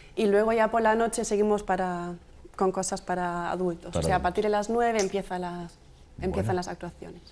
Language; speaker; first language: Spanish; non-native, fluent; German